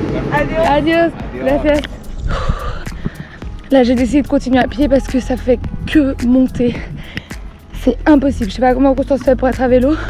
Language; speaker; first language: French; native; French